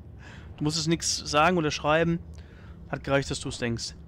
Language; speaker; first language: German; native; German